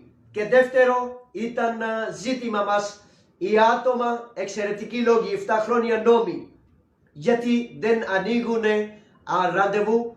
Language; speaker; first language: Greek; non-native, learner; Urdu